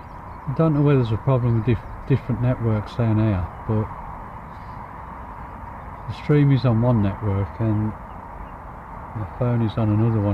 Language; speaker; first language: English; native; English